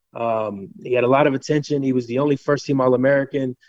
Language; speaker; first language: English; native; English